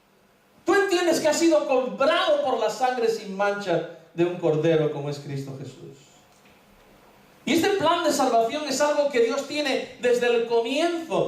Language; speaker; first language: Spanish; native; Spanish